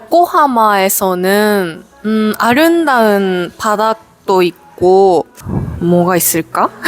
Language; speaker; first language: Korean; non-native, learner; Japanese